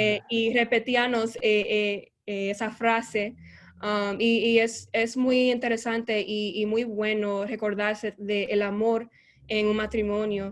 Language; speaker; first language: Spanish; early bilingual, heritage; Spanish